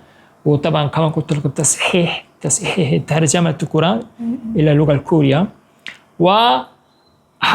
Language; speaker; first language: Arabic; non-native, fluent; Korean